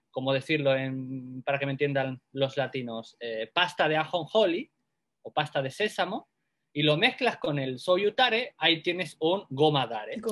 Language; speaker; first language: Spanish; native; Spanish